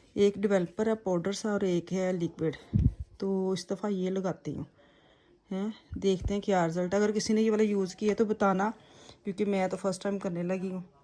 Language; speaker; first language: Urdu; non-native, local second language; Punjabi